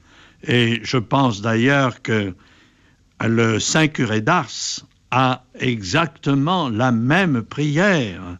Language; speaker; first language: French; native; French